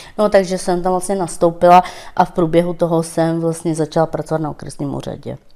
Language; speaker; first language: Czech; non-native, local second language; Romany